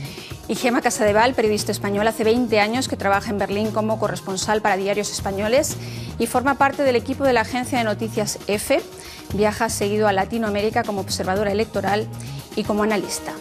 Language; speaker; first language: Spanish; native; Spanish